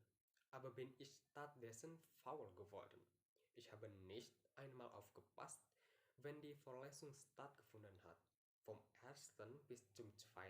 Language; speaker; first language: German; non-native, learner; Indonesian